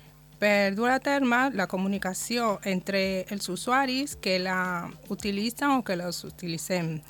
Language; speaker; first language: Catalan; non-native, learner; Spanish